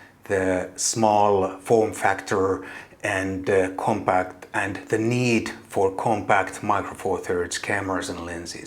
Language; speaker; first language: English; non-native, fluent; Finnish